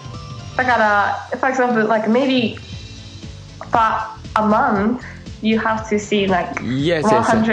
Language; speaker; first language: English; non-native, fluent; Japanese